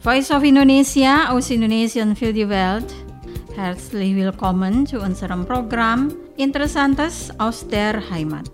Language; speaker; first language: German; non-native, fluent; Indonesian